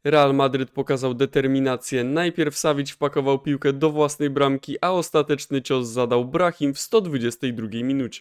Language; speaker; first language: Polish; native; Polish